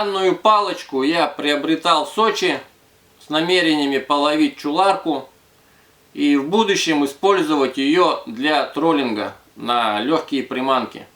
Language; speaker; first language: Russian; native; Russian